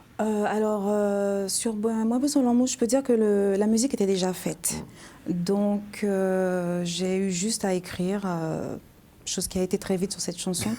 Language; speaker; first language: French; native; French